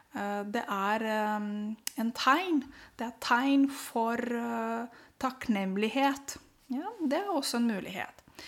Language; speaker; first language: Norwegian; non-native, fluent; Romanian